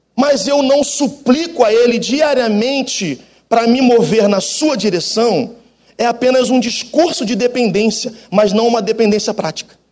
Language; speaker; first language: Portuguese; native; Portuguese